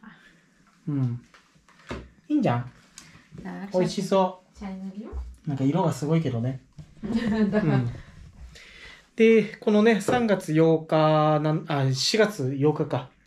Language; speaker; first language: Japanese; native; Japanese